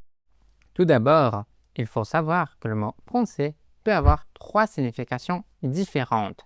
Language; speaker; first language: French; non-native, fluent; Spanish